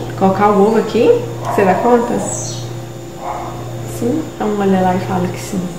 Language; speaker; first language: Portuguese; native; Portuguese